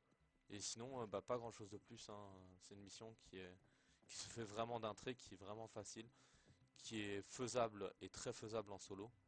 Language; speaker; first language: French; native; French